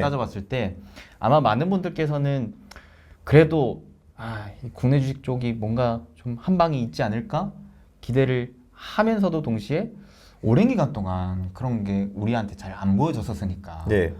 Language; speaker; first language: Korean; native; Korean